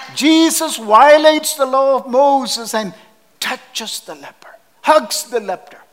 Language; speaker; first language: English; non-native, local second language; Malayalam